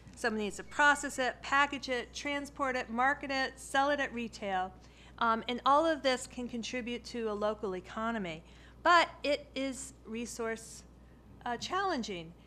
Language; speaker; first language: English; native; English